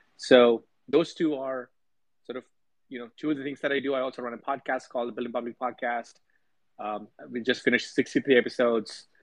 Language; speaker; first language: English; non-native, local second language; Telugu